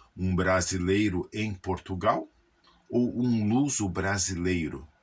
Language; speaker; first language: Portuguese; native; Portuguese